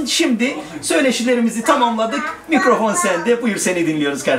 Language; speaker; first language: Turkish; native; Turkish